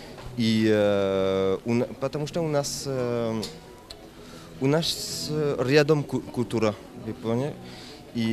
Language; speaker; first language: Russian; non-native, learner; French